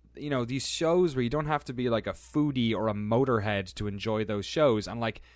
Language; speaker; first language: English; native; English